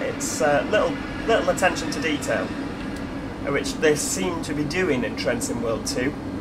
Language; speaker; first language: English; native; English